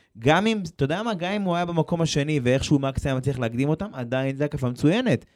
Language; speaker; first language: Hebrew; native; Hebrew